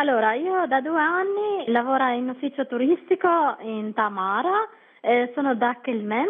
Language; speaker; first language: Italian; non-native, learner; Albanian